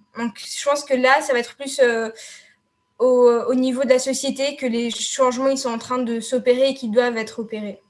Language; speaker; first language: French; non-native, local second language; Arabic